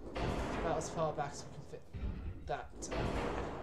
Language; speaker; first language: English; native; English